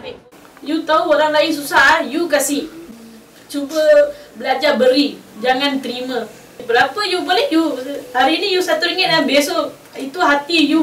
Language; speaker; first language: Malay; non-native, local second language; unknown